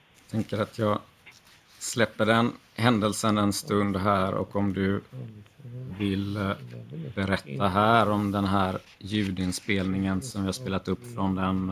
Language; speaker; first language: Swedish; native; Swedish